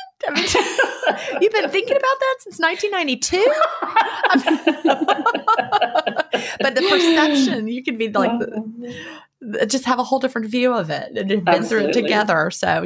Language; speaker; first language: English; native; English